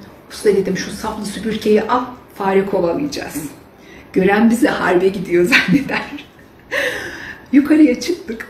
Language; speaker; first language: Turkish; native; Turkish